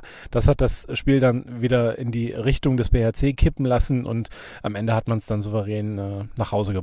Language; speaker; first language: German; native; German